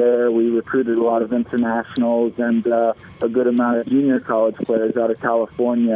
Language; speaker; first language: English; native; English